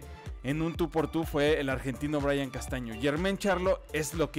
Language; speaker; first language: Spanish; native; Spanish